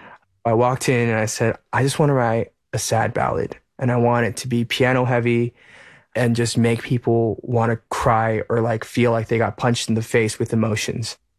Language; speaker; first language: English; early bilingual, other home language; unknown